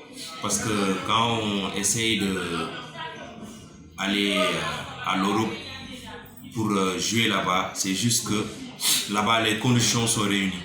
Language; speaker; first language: French; non-native, local second language; Wolof